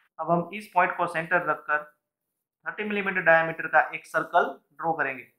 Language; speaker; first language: Hindi; non-native, local second language; Gujarati